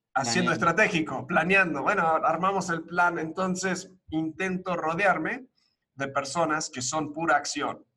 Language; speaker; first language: Spanish; early bilingual, other home language; English